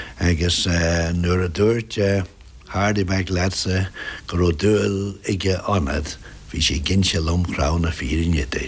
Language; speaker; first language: Irish; non-native, local second language; English